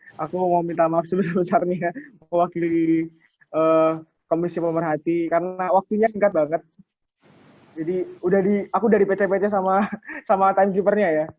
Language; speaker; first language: Indonesian; native; Indonesian